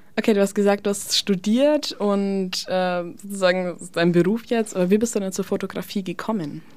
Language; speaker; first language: German; native; German